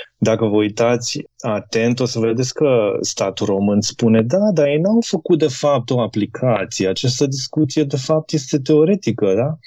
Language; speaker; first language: Romanian; native; Romanian